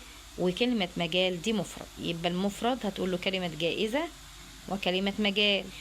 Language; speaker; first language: Arabic; native; Arabic